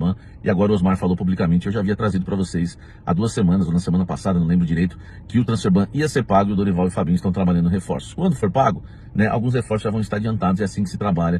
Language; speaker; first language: Portuguese; native; Portuguese